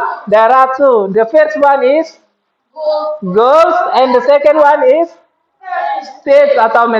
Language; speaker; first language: English; non-native, fluent; Indonesian